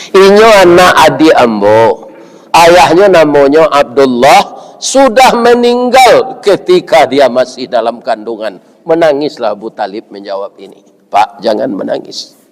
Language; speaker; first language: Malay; non-native, local second language; Minangkabau